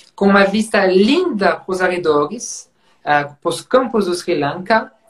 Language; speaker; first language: Portuguese; non-native, fluent; French